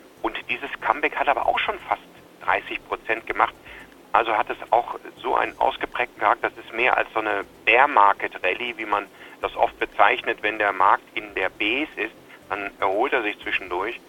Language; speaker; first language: German; native; German